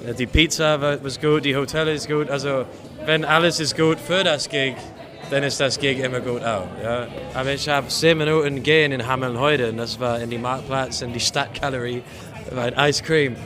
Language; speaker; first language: German; non-native, learner; English